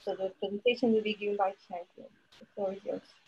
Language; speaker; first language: English; non-native, fluent; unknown